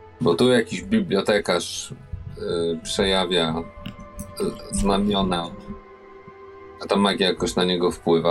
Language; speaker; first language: Polish; native; Polish